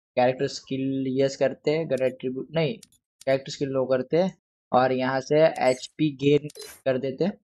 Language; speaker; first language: Hindi; non-native, local second language; Gujarati